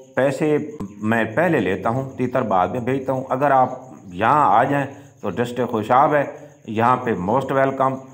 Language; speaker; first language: Urdu; non-native, local second language; Punjabi